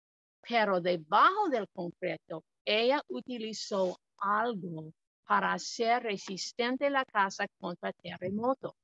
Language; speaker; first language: Spanish; non-native, fluent; English